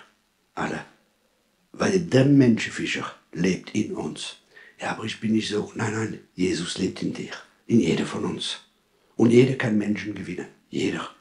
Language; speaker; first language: German; non-native, fluent; French